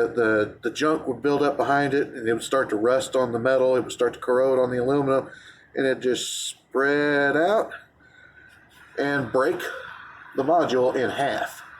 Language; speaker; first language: English; native; English